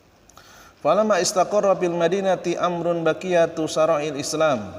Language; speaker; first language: Arabic; non-native, fluent; Indonesian